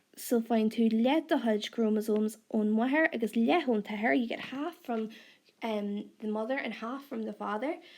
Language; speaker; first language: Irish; non-native, local second language; English